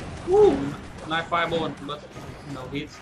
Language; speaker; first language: English; non-native, learner; Vietnamese